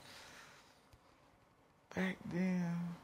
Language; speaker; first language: English; native; English